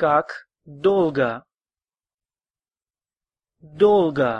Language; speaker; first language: Russian; non-native, fluent; English